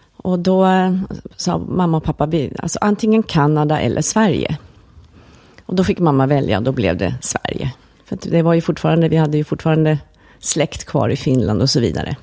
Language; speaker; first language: Swedish; early bilingual, other home language; Finnish